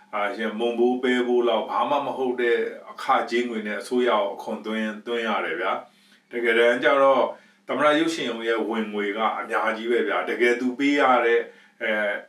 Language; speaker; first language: Burmese; native; Burmese